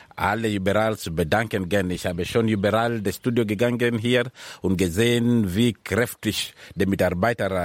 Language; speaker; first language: German; non-native, learner; Swahili